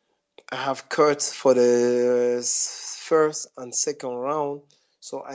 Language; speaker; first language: English; non-native, fluent; French